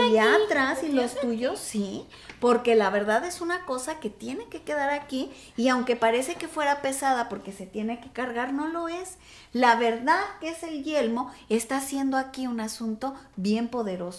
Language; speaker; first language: Spanish; native; Spanish